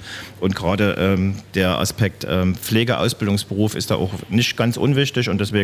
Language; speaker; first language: German; native; German